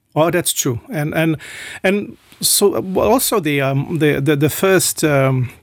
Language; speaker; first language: English; non-native, fluent; Czech